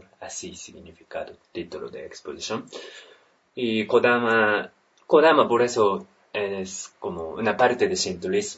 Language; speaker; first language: Spanish; non-native, learner; Japanese